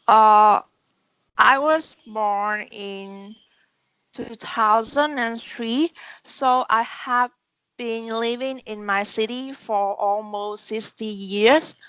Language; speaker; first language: English; non-native, learner; Vietnamese